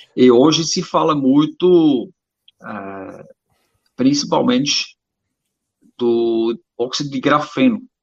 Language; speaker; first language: Portuguese; non-native, fluent; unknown